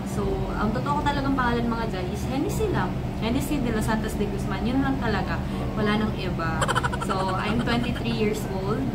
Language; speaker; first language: Filipino; non-native, local second language; Cebuano